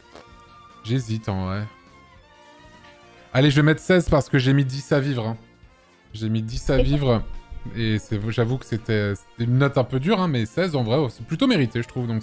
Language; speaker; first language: French; native; French